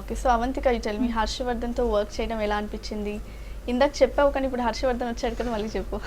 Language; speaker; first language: Telugu; native; Telugu